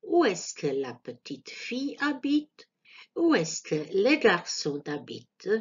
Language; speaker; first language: French; non-native, fluent; Croatian